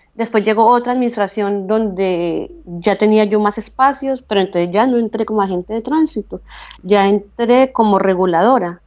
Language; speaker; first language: Spanish; native; Spanish